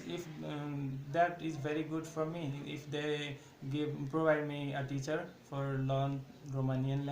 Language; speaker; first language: English; non-native, learner; Nepali